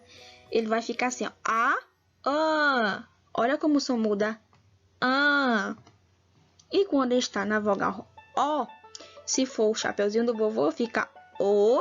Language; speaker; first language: Portuguese; native; Portuguese